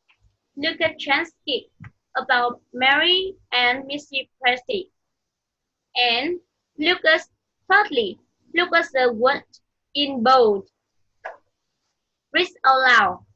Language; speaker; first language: English; non-native, fluent; Vietnamese